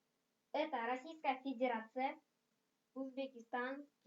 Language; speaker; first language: Russian; non-native, local second language; Kazakh